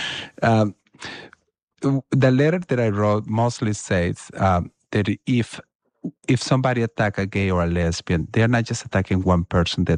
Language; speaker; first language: English; non-native, fluent; Spanish